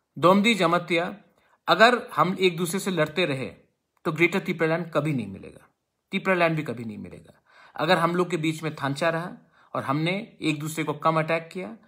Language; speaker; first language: Hindi; non-native, local second language; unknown